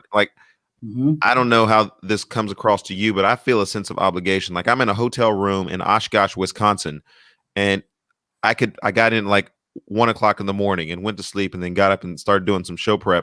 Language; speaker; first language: English; native; English